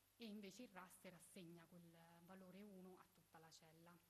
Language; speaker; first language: Italian; native; Italian